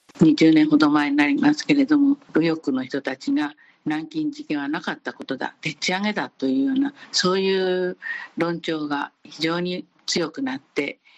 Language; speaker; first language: Japanese; native; Japanese